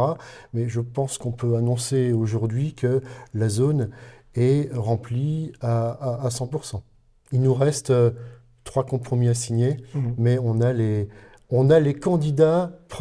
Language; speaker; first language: French; native; French